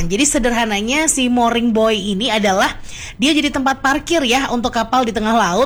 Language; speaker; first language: Indonesian; native; Indonesian